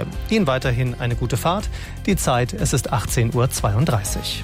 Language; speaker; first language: German; native; German